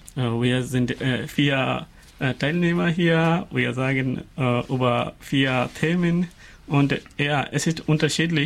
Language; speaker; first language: German; non-native, learner; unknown